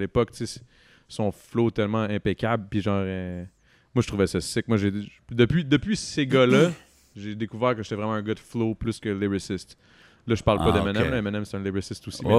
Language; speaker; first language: French; native; French